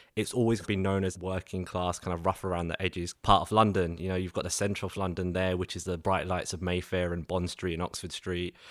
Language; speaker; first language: English; native; English